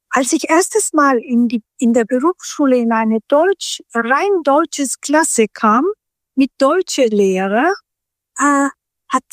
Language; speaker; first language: German; non-native, local second language; Turkish